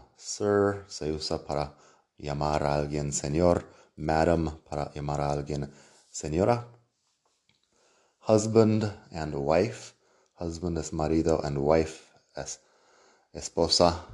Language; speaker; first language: Spanish; non-native, fluent; English